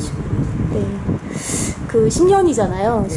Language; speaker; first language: Korean; native; Korean